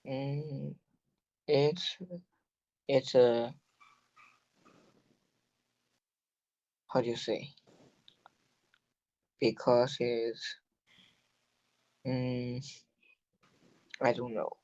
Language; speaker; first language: English; non-native, learner; Chinese